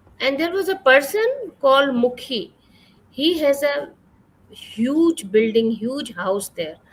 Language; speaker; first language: English; non-native, fluent; Urdu